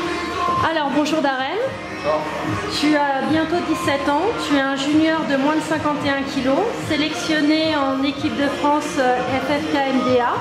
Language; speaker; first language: French; native; French